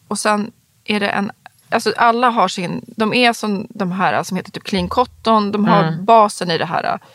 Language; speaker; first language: Swedish; native; Swedish